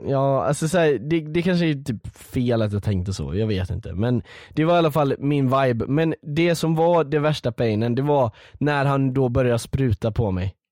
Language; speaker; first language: Swedish; native; Swedish